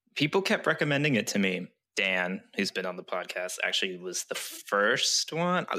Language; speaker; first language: English; early bilingual, other home language; Chinese